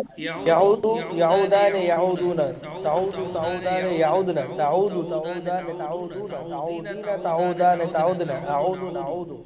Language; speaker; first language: Arabic; non-native, fluent; Bangla